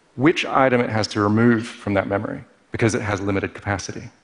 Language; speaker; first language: English; native; English